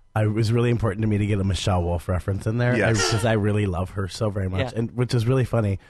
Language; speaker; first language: English; native; English